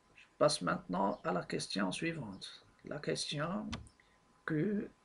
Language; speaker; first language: French; non-native, local second language; Arabic